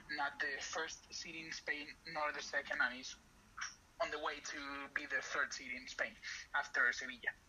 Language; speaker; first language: English; non-native, fluent; Spanish